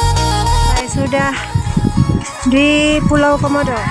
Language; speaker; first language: Indonesian; native; Indonesian